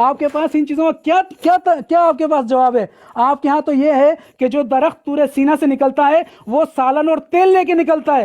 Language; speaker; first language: Urdu; native; Urdu